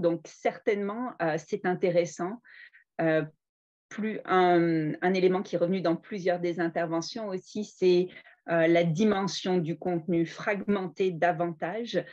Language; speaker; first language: French; native; French